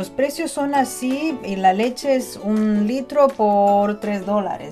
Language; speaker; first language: Spanish; non-native, fluent; Chinese